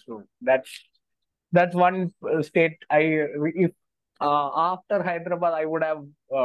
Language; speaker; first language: English; non-native, local second language; Malayalam